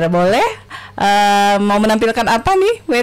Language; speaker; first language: Indonesian; native; Indonesian